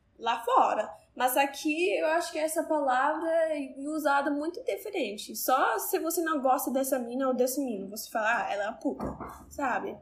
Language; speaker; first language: Portuguese; non-native, learner; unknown